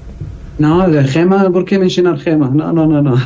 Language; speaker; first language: Spanish; non-native, learner; Arabic